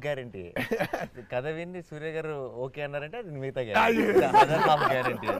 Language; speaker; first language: Telugu; native; Telugu